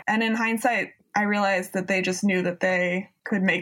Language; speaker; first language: English; native; English